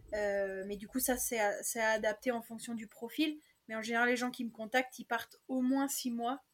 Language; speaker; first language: French; native; French